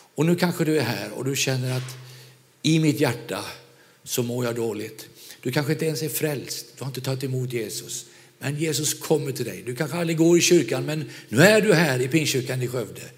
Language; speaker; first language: Swedish; native; Swedish